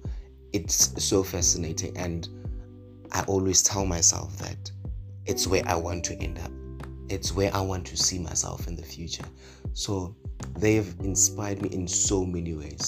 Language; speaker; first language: English; non-native, local second language; Northern Sotho